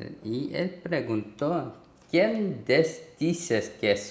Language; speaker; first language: Spanish; non-native, learner; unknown